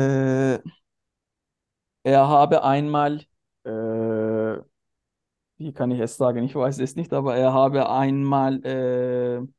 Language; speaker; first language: German; non-native, learner; Turkish